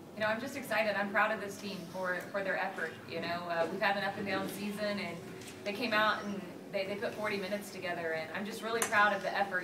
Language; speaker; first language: English; native; English